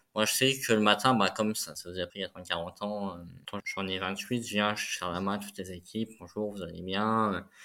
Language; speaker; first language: French; native; French